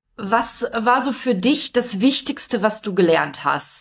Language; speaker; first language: German; native; German